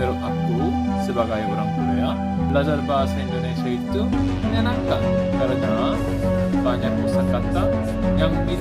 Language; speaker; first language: Indonesian; non-native, learner; Korean